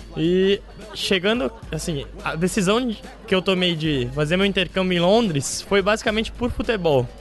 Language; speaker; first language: Portuguese; native; Portuguese